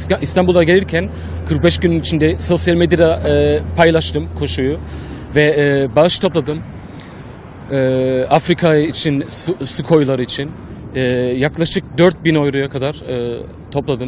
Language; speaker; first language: Turkish; early bilingual, heritage; Turkish